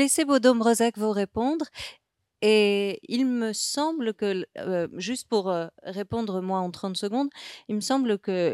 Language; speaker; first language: French; native; French